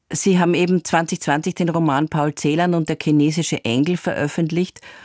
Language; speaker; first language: German; native; German